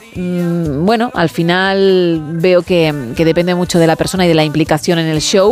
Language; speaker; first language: Spanish; native; Spanish